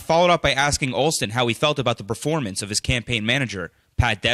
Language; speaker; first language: English; native; English